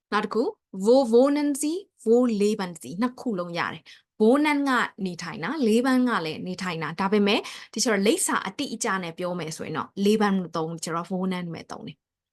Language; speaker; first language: Burmese; native; Burmese